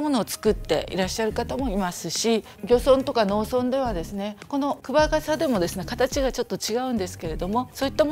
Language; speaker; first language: Japanese; native; Japanese